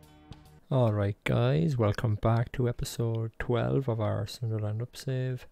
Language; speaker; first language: English; native; English